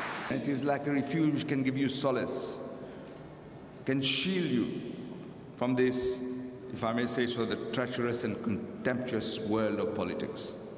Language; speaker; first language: English; non-native, local second language; Morisyen